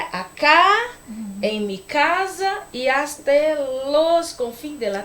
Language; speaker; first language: Spanish; non-native, learner; Portuguese